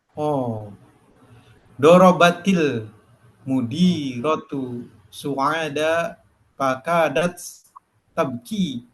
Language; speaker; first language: Arabic; non-native, learner; Indonesian